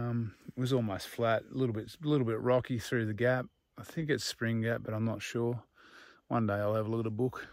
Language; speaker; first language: English; native; English